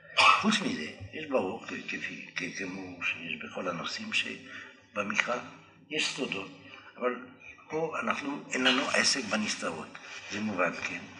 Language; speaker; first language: Hebrew; non-native, fluent; French